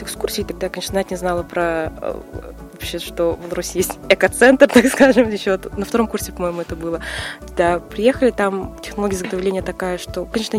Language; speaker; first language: Russian; non-native, local second language; Yakut